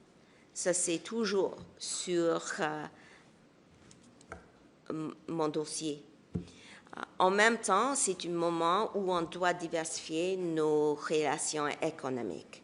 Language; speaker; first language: French; non-native, local second language; English